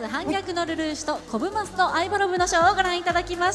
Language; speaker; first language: Japanese; native; Japanese